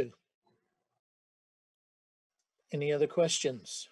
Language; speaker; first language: English; native; English